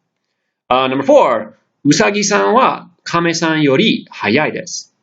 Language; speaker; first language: Japanese; non-native, fluent; English